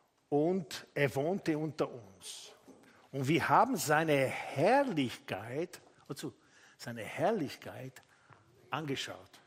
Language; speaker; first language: German; non-native, fluent; Italian